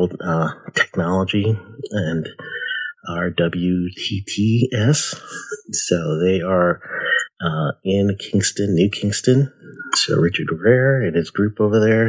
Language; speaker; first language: English; native; English